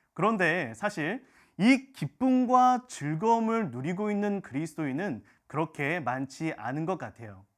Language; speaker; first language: Korean; native; Korean